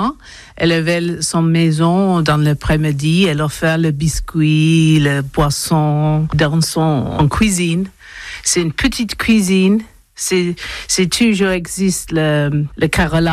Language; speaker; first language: French; non-native, learner; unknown